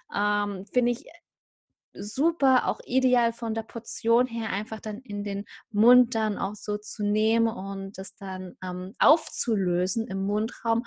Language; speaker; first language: German; native; German